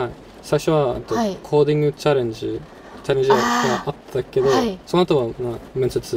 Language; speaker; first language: Japanese; non-native, fluent; Norwegian